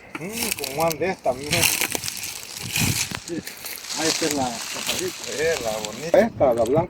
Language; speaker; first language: Spanish; native; Spanish